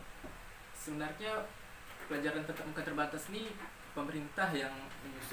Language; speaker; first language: Indonesian; native; Indonesian